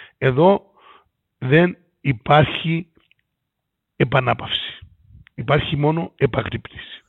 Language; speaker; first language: Greek; native; Greek